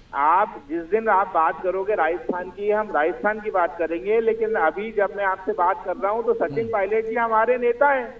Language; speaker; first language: Hindi; native; Hindi